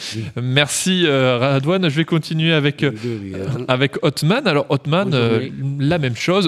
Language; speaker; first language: French; native; French